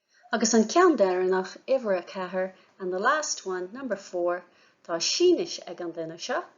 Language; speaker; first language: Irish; non-native, local second language; English